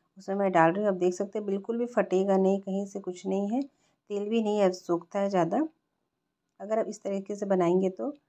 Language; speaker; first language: Hindi; native; Hindi